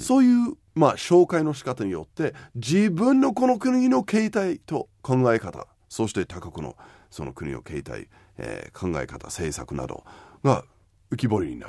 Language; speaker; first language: Japanese; non-native, fluent; English